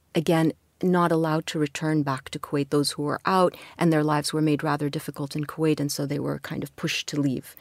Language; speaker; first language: English; non-native, fluent; Arabic